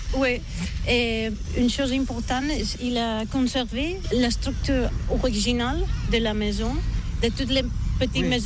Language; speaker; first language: French; non-native, learner; Catalan